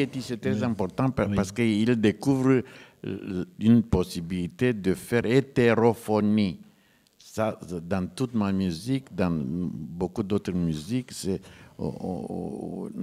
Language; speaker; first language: French; non-native, fluent; Romanian